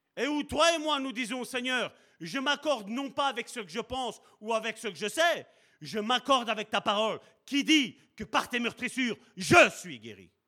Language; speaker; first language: French; early bilingual, other home language; Italian